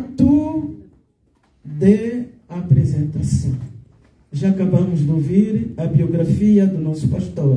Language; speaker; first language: Portuguese; non-native, local second language; Lingala